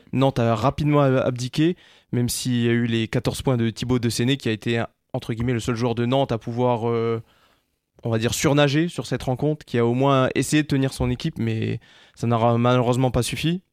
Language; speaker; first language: French; native; French